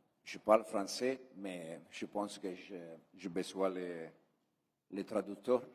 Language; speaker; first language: French; non-native, learner; Italian